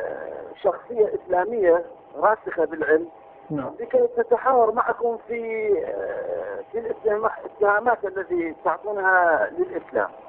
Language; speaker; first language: Arabic; non-native, learner; Persian